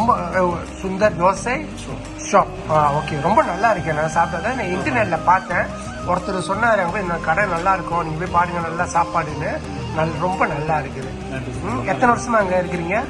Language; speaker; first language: Tamil; early bilingual, heritage; Tamil